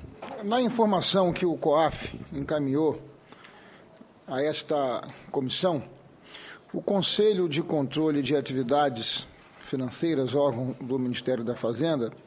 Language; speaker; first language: Portuguese; native; Portuguese